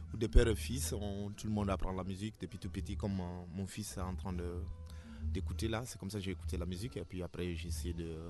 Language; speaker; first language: French; non-native, local second language; Mandingo